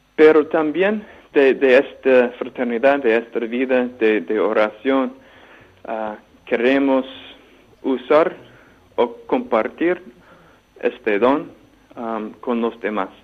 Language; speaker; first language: Spanish; non-native, fluent; English